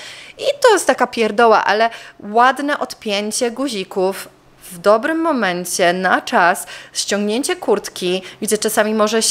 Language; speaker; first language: Polish; native; Polish